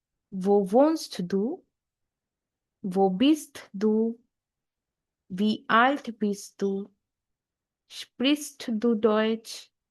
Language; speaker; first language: German; non-native, fluent; Hindi